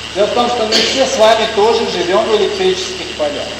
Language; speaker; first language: Russian; native; Russian